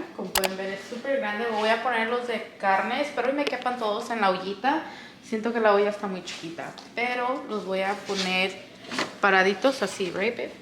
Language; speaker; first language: Spanish; early bilingual, other home language; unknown